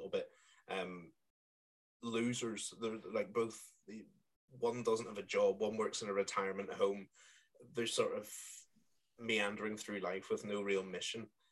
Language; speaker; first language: English; native; English